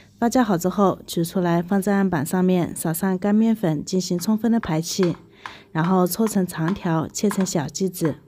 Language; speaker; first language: Chinese; native; Chinese